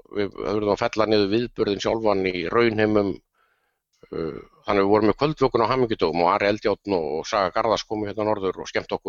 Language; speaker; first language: Icelandic; native; Icelandic